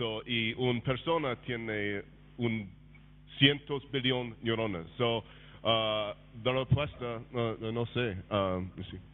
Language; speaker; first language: Spanish; non-native, learner; English